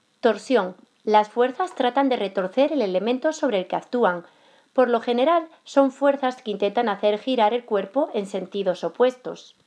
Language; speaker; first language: Spanish; native; Spanish